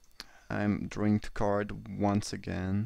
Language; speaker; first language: English; non-native, fluent; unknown